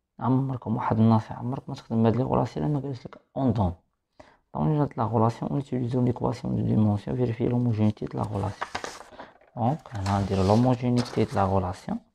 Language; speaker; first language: French; non-native, local second language; Arabic